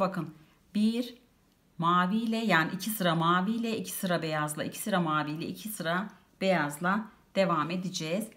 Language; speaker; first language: Turkish; native; Turkish